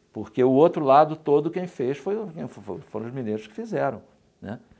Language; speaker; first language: Portuguese; native; Portuguese